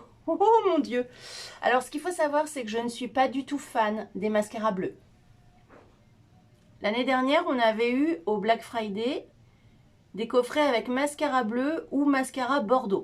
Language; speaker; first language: French; native; French